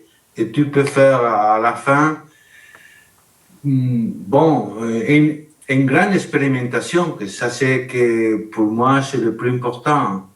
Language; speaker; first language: French; non-native, learner; Spanish